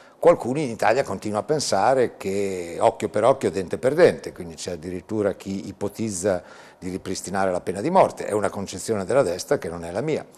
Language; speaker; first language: Italian; native; Italian